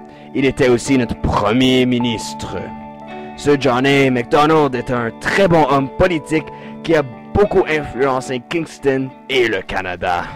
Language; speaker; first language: French; native; French